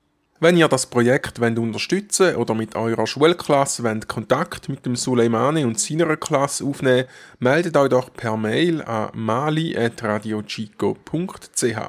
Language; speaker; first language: German; native; German